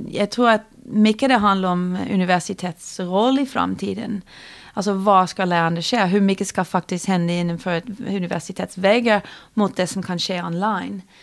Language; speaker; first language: Swedish; non-native, fluent; English